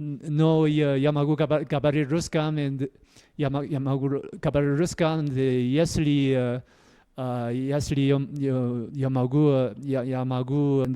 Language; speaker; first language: Russian; non-native, learner; Korean